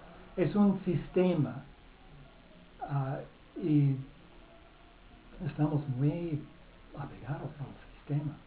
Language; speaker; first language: Spanish; non-native, fluent; English